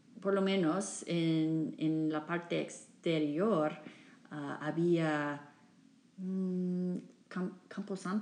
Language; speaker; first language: Spanish; non-native, fluent; English